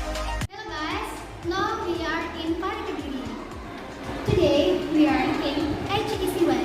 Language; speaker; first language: English; non-native, learner; Indonesian